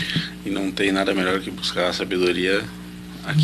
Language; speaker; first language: Portuguese; native; Portuguese